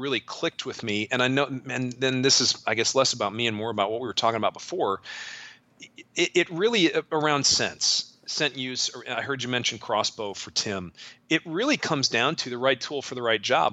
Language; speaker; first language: English; native; English